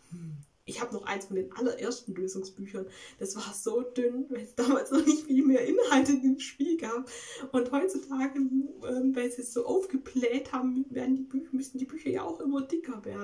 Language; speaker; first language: German; native; German